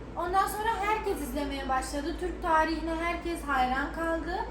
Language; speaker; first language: Turkish; native; Turkish